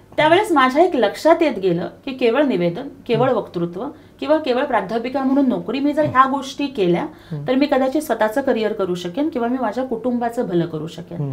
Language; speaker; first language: Marathi; non-native, local second language; Telugu